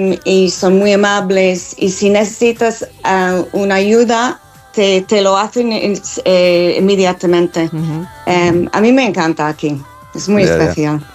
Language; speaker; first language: Spanish; non-native, fluent; English